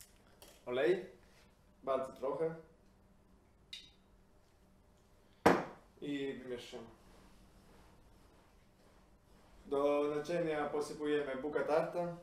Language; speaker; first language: Polish; non-native, learner; Italian